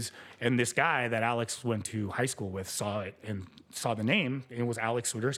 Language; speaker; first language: English; early bilingual, other home language; Spanish